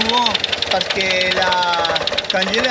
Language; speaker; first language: French; non-native, learner; Spanish